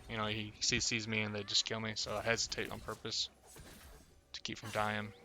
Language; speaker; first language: English; native; English